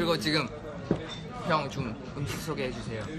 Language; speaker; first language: Korean; non-native, fluent; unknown